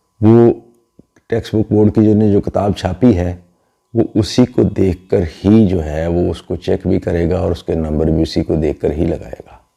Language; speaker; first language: Urdu; non-native, local second language; Punjabi